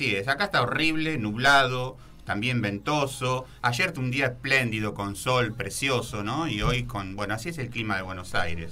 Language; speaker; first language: Spanish; native; Spanish